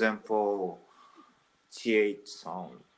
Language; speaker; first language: English; non-native, learner; Portuguese